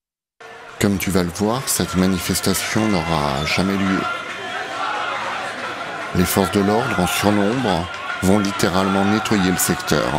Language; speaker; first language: French; native; French